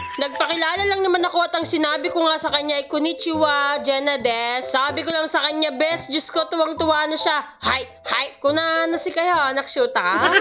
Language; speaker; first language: Filipino; native; Filipino